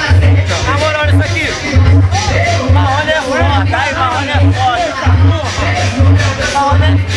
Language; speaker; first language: Portuguese; native; Portuguese